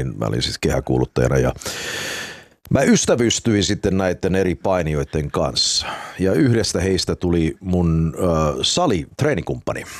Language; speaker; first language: Finnish; early bilingual, heritage; Finnish